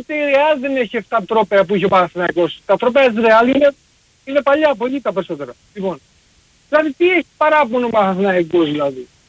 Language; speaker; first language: Greek; early bilingual, heritage; Greek